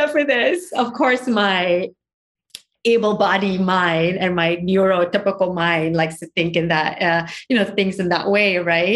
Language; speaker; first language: English; non-native, local second language; Malay